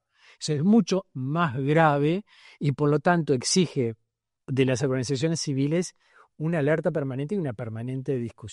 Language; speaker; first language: Spanish; native; Spanish